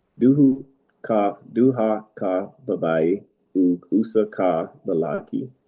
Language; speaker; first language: Cebuano; non-native, learner; English